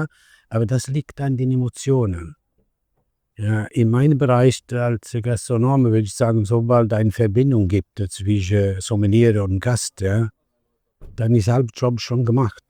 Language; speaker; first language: German; non-native, fluent; Italian